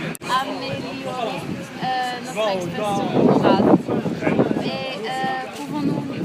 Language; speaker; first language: French; non-native, learner; Dutch